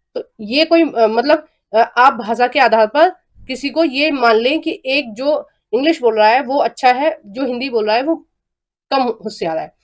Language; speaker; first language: Hindi; native; Hindi